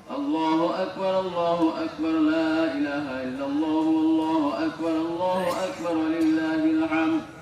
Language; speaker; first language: Arabic; non-native, fluent; Bangla